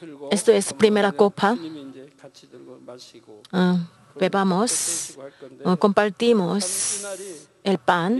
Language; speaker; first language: Spanish; non-native, learner; Korean